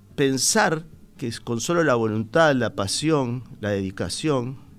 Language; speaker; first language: Spanish; native; Spanish